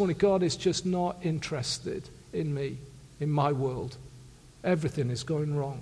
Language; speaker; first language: English; native; English